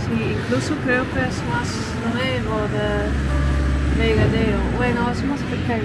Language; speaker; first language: Spanish; non-native, fluent; Dutch